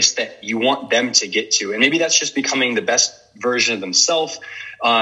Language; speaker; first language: English; native; English